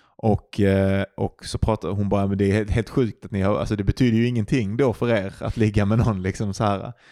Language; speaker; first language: Swedish; native; Swedish